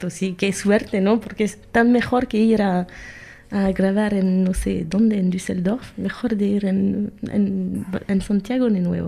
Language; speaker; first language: Spanish; non-native, fluent; French